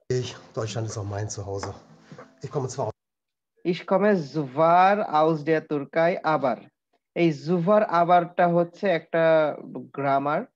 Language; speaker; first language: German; non-native, learner; Bangla